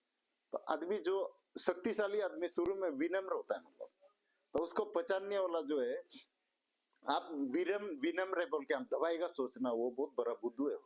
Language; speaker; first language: Hindi; non-native, local second language; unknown